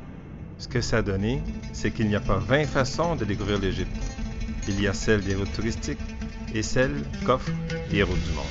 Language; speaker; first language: French; native; French